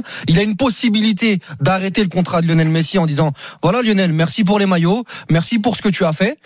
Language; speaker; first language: French; native; French